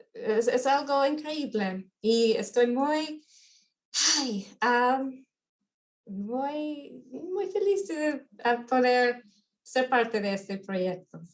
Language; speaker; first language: Spanish; non-native, fluent; English